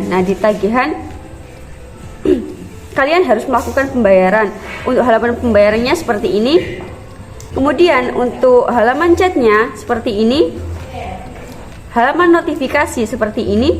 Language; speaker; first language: Indonesian; native; Indonesian